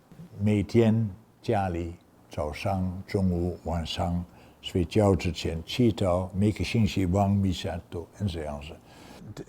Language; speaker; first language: Chinese; non-native, fluent; Dutch